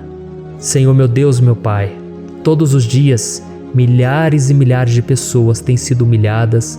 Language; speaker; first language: Portuguese; native; Portuguese